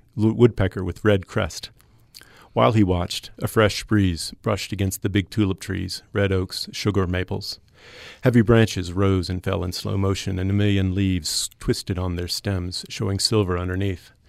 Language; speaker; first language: English; native; English